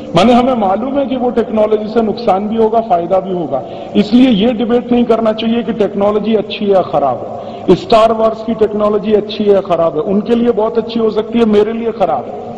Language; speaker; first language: Hindi; native; Hindi